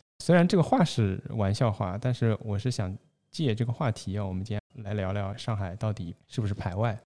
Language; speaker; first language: Chinese; non-native, local second language; Wu Chinese